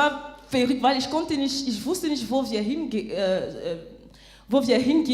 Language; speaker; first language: German; non-native, fluent; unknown